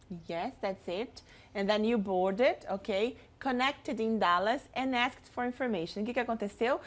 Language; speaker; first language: English; non-native, fluent; Portuguese